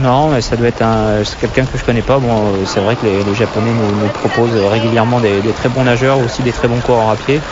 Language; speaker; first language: French; native; French